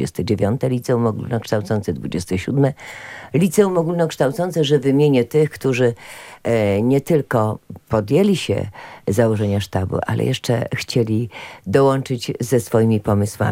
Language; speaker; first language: Polish; native; Polish